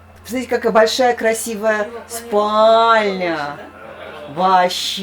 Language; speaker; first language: Russian; native; Russian